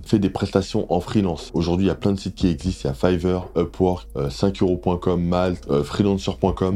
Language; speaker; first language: French; native; French